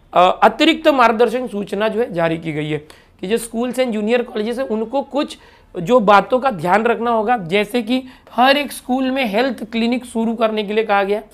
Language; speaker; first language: Hindi; non-native, local second language; Marathi